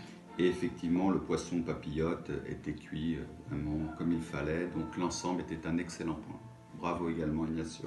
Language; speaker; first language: French; non-native, learner; Portuguese